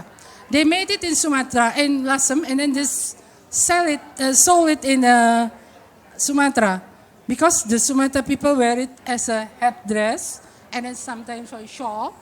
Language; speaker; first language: English; non-native, fluent; Indonesian